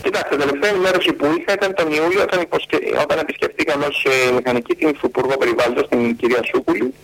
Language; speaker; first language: Greek; native; Greek